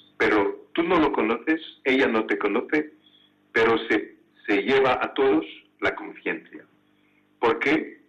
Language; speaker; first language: Spanish; non-native, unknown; French